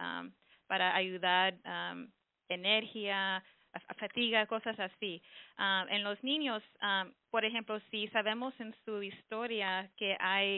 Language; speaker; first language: Spanish; early bilingual, heritage; English